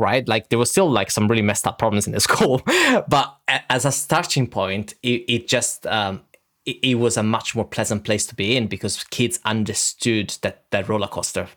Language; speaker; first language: English; early bilingual, other home language; Italian